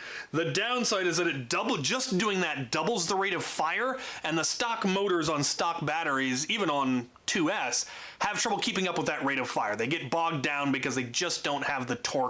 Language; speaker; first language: English; native; English